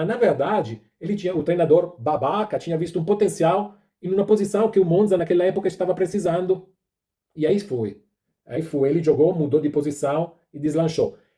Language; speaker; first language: Portuguese; non-native, fluent; Italian